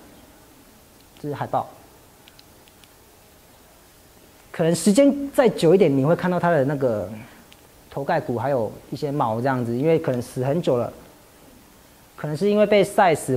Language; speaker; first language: Chinese; native; Chinese